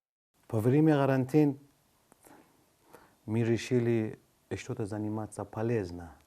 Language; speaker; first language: Russian; non-native, learner; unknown